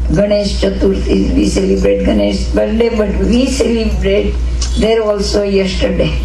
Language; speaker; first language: English; non-native, local second language; Gujarati